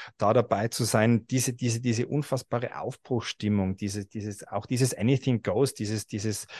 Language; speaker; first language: German; native; German